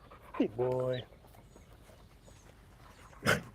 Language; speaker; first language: English; native; English